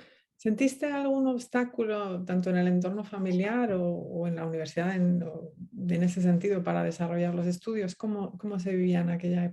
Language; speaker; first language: Spanish; native; Spanish